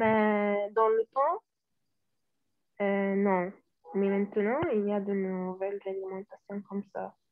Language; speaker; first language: French; non-native, learner; Arabic